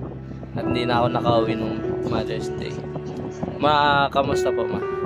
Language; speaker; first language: Filipino; non-native, local second language; Bikol